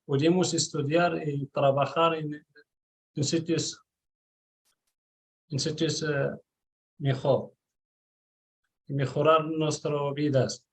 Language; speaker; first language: Spanish; non-native, learner; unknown